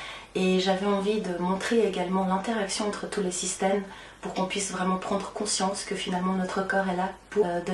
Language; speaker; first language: French; native; French